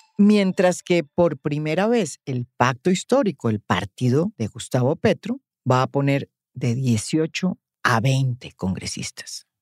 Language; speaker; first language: Spanish; native; Spanish